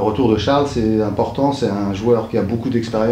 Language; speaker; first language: French; native; French